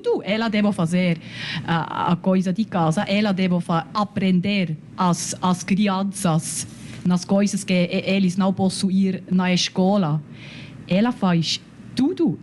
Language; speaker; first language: Portuguese; non-native, learner; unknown